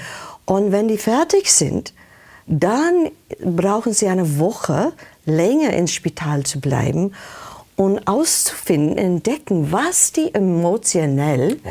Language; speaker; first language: German; non-native, fluent; English